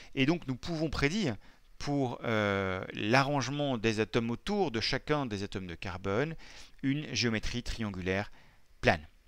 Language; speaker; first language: French; native; French